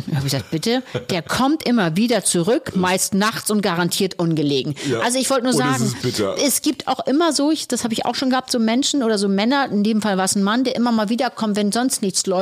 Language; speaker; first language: German; native; German